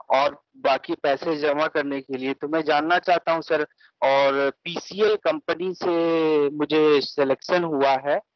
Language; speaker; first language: Hindi; native; Hindi